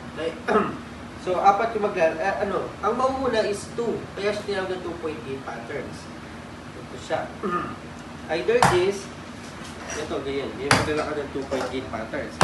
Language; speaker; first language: Filipino; native; Filipino